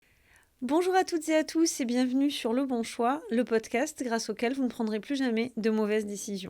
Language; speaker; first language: French; native; French